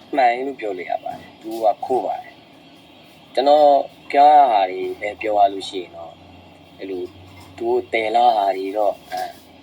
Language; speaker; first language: Burmese; native; Burmese